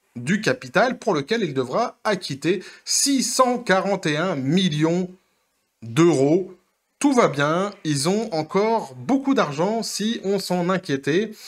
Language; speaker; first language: French; native; French